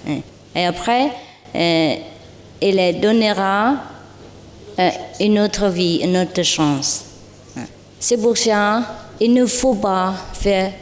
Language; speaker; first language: French; non-native, learner; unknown